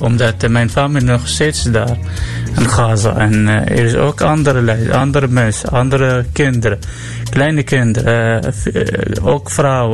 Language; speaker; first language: Dutch; non-native, learner; Arabic